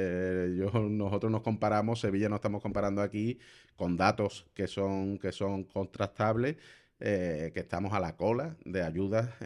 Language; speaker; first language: Spanish; native; Spanish